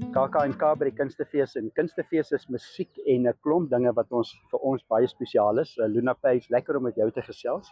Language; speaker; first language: Afrikaans; native; Afrikaans